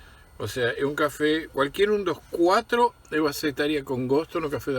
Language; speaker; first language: Portuguese; non-native, fluent; Spanish